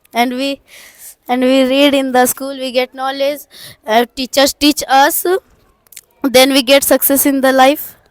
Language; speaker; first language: English; non-native, learner; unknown